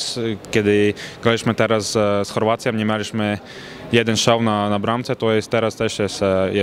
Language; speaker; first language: Polish; non-native, fluent; Latvian